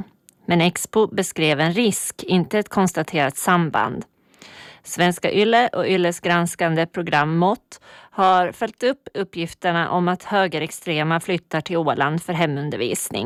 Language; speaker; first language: Swedish; native; Swedish